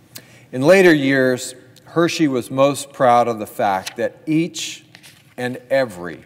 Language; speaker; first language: English; native; English